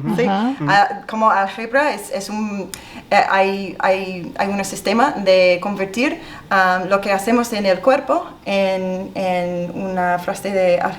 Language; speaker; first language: Spanish; non-native, fluent; English